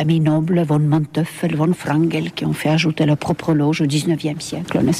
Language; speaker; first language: French; non-native, fluent; Estonian